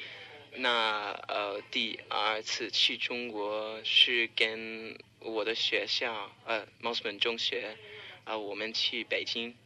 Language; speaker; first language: Chinese; non-native, learner; English